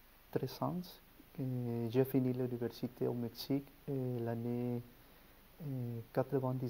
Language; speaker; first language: French; non-native, learner; Spanish